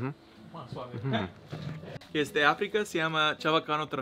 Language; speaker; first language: Spanish; non-native, learner; English